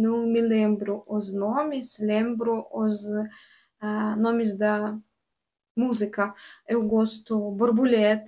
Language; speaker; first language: Portuguese; non-native, learner; Russian